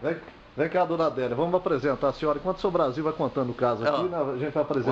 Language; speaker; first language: Portuguese; native; Portuguese